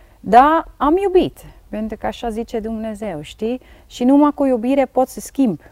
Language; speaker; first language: Romanian; non-native, learner; Dutch